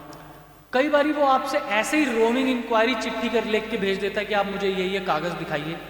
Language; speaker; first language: Hindi; native; Hindi